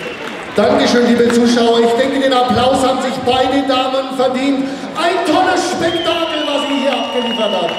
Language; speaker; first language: German; native; German